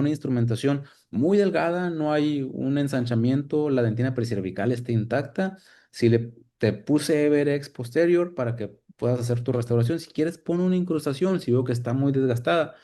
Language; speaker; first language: Spanish; native; Spanish